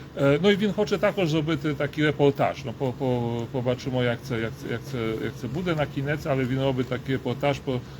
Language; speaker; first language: Ukrainian; non-native, learner; Polish